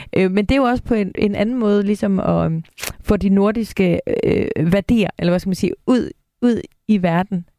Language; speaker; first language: Danish; native; Danish